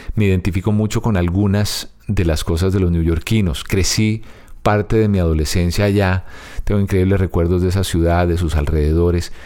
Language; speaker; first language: Spanish; native; Spanish